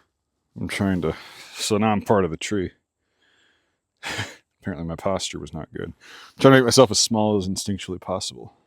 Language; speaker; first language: English; native; English